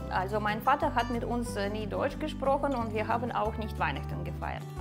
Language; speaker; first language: German; non-native, fluent; Russian